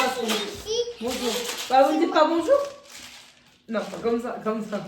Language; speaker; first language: French; native; French